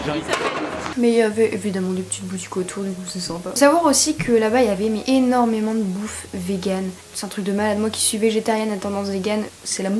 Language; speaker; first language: French; native; French